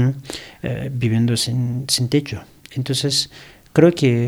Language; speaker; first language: Spanish; non-native, learner; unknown